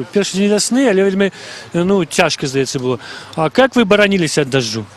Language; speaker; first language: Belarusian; non-native, local second language; Russian